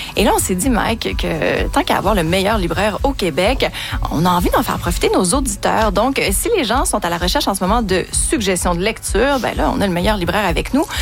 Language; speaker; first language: French; native; French